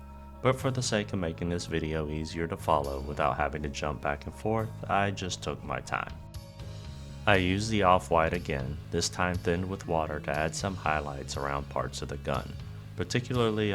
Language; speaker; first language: English; native; English